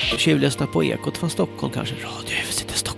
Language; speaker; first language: Swedish; native; Swedish